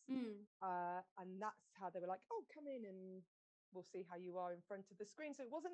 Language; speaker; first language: English; native; English